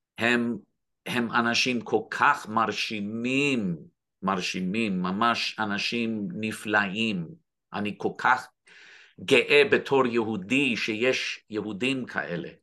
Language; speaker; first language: Hebrew; non-native, fluent; English